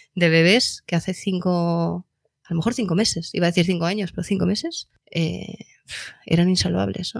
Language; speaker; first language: Spanish; native; Spanish